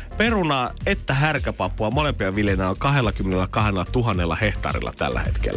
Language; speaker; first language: Finnish; native; Finnish